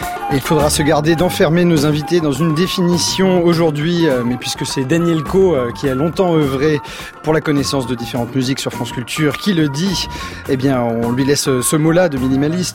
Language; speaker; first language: French; native; French